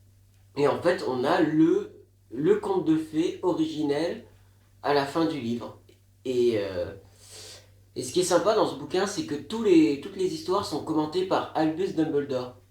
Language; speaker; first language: French; native; French